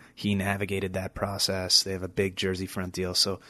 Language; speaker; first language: English; native; English